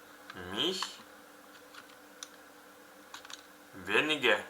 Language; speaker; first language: German; non-native, fluent; Uzbek